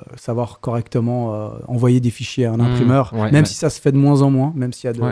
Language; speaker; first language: French; native; French